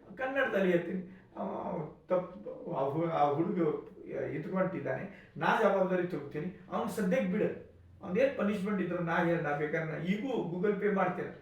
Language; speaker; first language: Kannada; native; Kannada